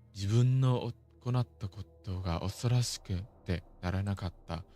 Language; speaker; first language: Japanese; non-native, learner; English